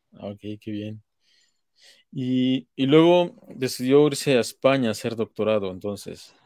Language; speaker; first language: Spanish; native; Spanish